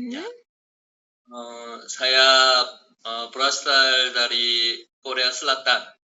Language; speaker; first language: Indonesian; non-native, learner; Korean